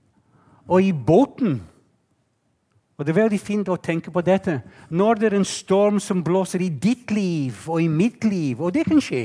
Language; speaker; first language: Norwegian; non-native, fluent; English